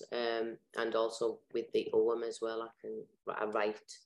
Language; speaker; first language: English; native; English